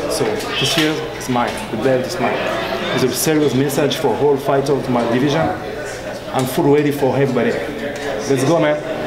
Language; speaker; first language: English; non-native, learner; French